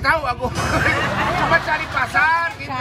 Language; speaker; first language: Indonesian; non-native, learner; Japanese